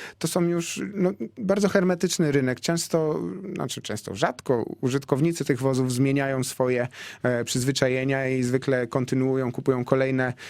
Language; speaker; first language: Polish; native; Polish